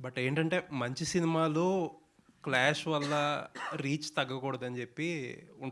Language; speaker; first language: Telugu; native; Telugu